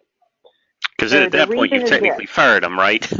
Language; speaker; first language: English; native; English